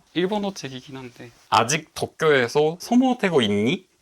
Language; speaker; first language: Korean; non-native, fluent; Japanese